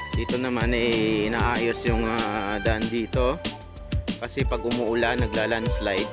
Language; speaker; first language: Filipino; non-native, local second language; Hiligaynon